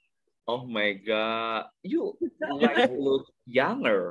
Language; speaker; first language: English; non-native, learner; Indonesian